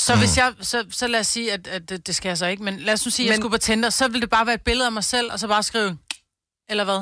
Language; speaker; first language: Danish; native; Danish